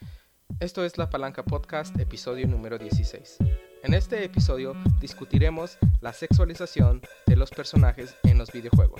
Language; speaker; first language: Spanish; native; Spanish